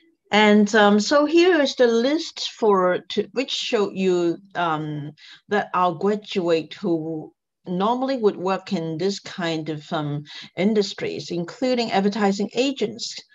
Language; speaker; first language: English; non-native, local second language; Cantonese